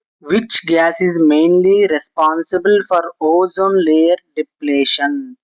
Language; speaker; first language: English; non-native, local second language; Telugu